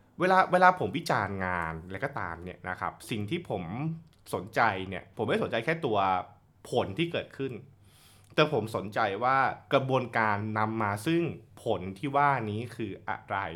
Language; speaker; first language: Thai; native; Thai